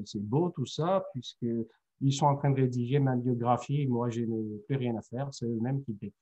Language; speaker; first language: French; non-native, fluent; Georgian